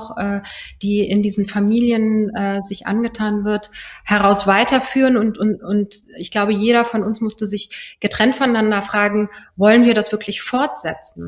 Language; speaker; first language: German; early bilingual, other home language; Persian